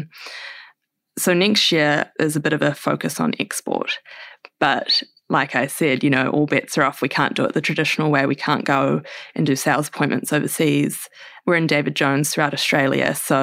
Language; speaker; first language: English; native; English